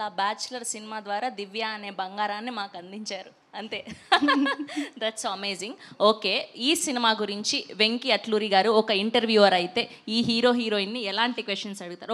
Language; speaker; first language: Telugu; native; Telugu